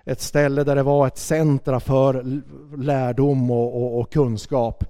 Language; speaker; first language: Swedish; native; Swedish